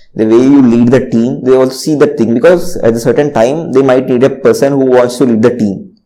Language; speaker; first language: English; non-native, local second language; Telugu